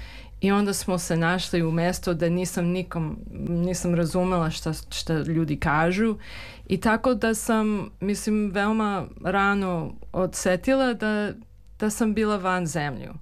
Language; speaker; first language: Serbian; early bilingual, heritage; Serbian